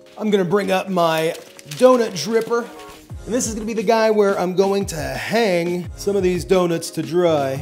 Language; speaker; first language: English; native; English